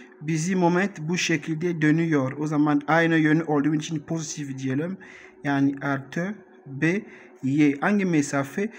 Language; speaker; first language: Turkish; non-native, learner; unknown